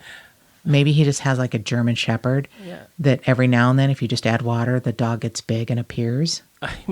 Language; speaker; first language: English; native; English